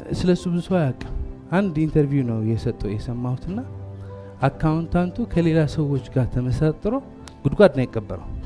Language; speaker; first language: Amharic; early bilingual, heritage; Amharic